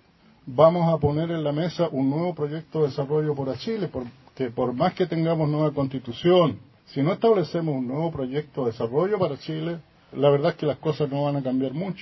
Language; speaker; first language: Spanish; native; Spanish